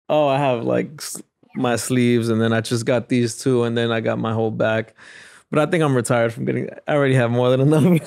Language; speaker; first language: English; native; English